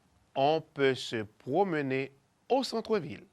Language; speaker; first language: French; non-native, fluent; Spanish